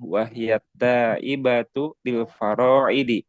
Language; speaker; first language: Arabic; non-native, learner; Indonesian